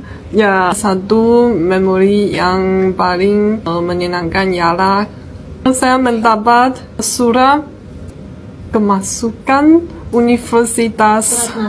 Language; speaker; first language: Indonesian; non-native, learner; Chinese